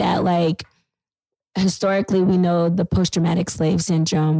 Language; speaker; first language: English; native; English